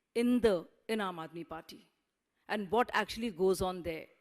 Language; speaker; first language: English; non-native, local second language; Hindi